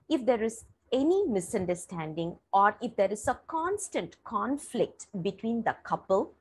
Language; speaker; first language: English; non-native, local second language; Tamil